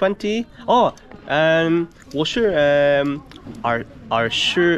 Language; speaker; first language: Chinese; non-native, learner; English